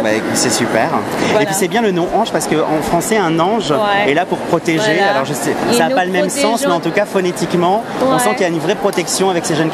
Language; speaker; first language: French; native; French